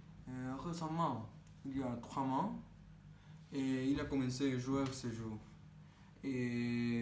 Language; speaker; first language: French; non-native, learner; Spanish